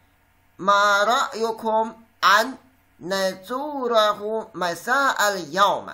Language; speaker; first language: Arabic; non-native, fluent; Chinese